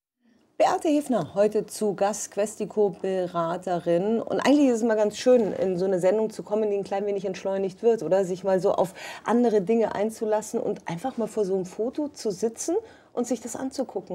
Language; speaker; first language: German; native; German